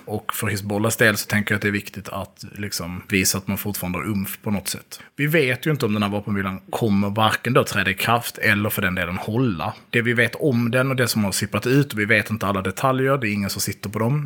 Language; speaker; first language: Swedish; native; Swedish